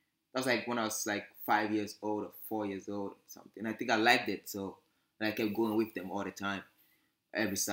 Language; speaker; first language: English; native; English